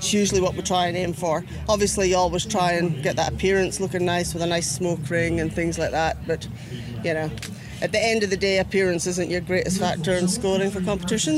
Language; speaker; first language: English; native; English